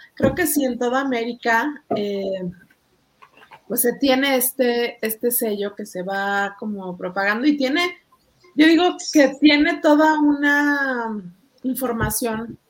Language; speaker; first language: Spanish; native; Spanish